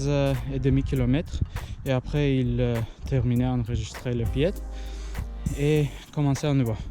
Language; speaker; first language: French; non-native, learner; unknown